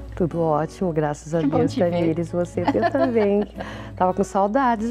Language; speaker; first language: Portuguese; native; Portuguese